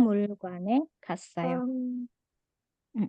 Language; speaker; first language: Korean; non-native, fluent; Indonesian